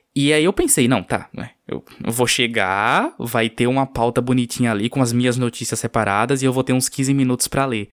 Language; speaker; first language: Portuguese; native; Portuguese